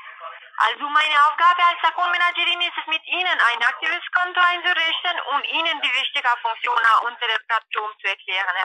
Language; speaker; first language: German; non-native, learner; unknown